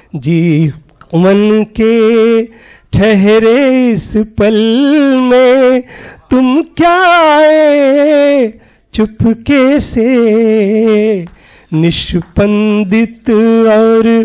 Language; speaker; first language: Hindi; native; Hindi